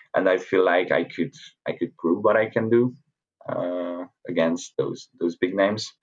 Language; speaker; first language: English; non-native, fluent; Hungarian